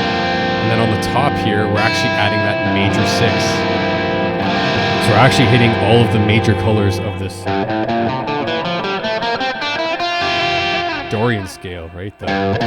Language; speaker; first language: English; native; English